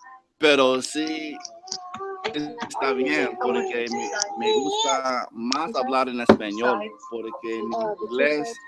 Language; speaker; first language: Spanish; non-native, learner; English